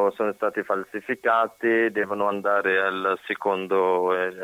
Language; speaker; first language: Italian; non-native, fluent; Persian